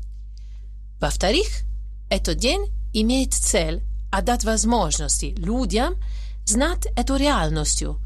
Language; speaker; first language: Russian; non-native, fluent; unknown